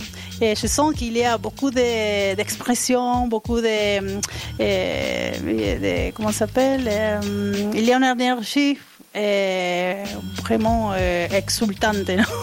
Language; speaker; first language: French; non-native, fluent; Spanish